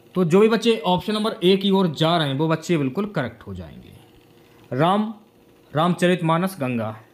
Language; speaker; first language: Hindi; native; Hindi